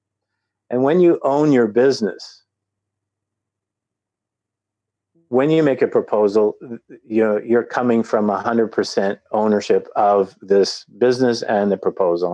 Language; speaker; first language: English; native; English